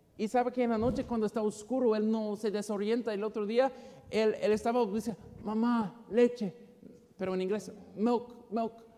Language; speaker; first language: Spanish; non-native, fluent; English